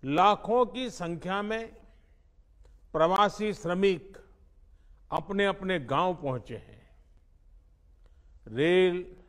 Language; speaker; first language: Hindi; non-native, local second language; Gujarati